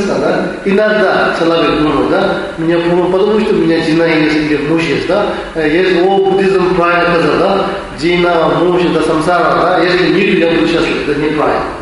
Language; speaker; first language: Russian; non-native, learner; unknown